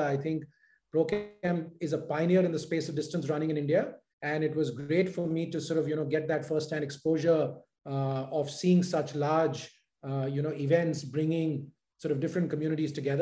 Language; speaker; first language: English; non-native, local second language; Hindi